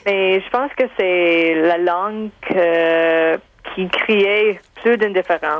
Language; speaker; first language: French; non-native, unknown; English